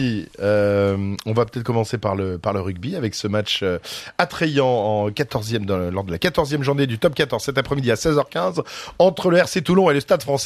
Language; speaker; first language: French; native; French